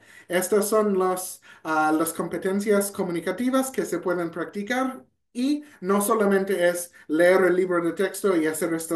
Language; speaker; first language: Spanish; non-native, fluent; English